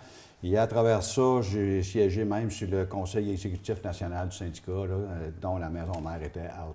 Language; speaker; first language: French; native; French